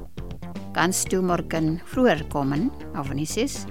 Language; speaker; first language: German; non-native, fluent; Indonesian